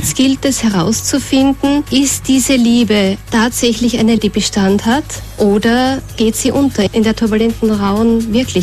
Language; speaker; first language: German; native; German